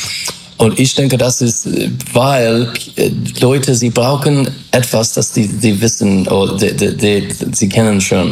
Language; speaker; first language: German; non-native, fluent; English